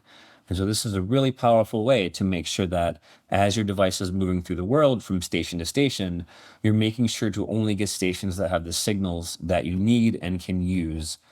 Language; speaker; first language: English; native; English